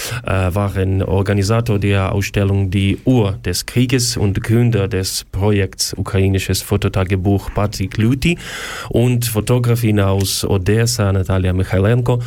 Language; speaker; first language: German; non-native, learner; Ukrainian